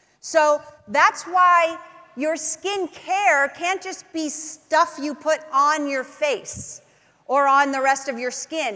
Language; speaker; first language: English; native; English